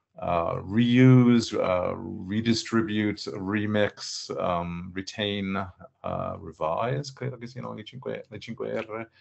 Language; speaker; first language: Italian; non-native, learner; English